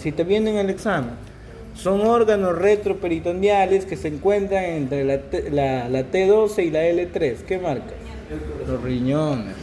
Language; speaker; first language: Spanish; native; Spanish